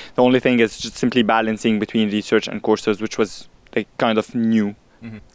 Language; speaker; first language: English; non-native, fluent; Arabic